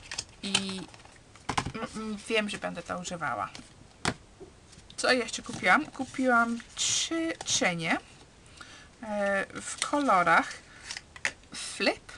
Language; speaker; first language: Polish; early bilingual, heritage; Polish